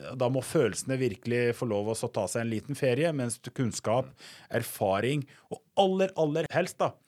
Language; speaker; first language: Norwegian; early bilingual, other home language; Arabic